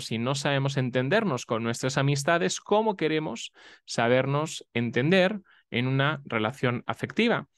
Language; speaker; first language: Spanish; native; Spanish